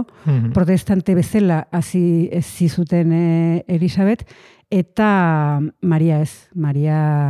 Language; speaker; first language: Basque; native; Basque